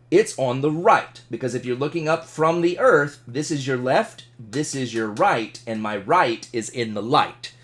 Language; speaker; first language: English; native; English